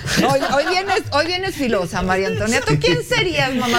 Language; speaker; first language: Spanish; native; Spanish